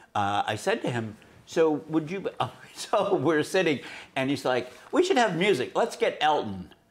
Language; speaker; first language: English; native; English